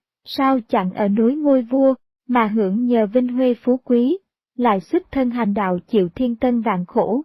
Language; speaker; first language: Vietnamese; native; Vietnamese